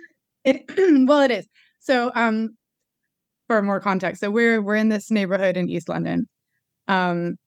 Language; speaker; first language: English; native; English